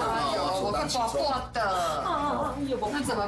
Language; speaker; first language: Chinese; native; Chinese